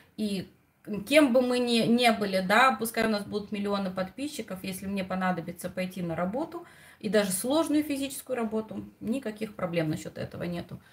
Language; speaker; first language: Russian; non-native, local second language; Romanian